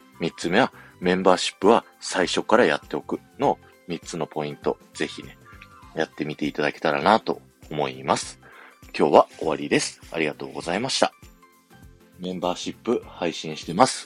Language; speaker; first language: Japanese; native; Japanese